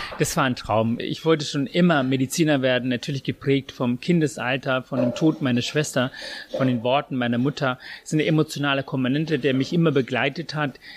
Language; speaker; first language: German; non-native, fluent; Tamil